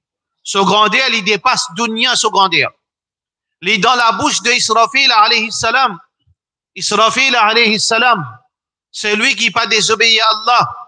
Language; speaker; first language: French; non-native, local second language; Morisyen